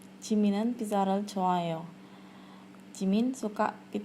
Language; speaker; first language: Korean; non-native, learner; Indonesian